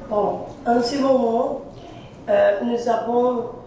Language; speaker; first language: French; non-native, fluent; Portuguese